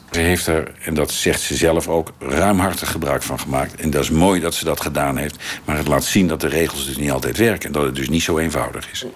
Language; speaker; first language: Dutch; native; Dutch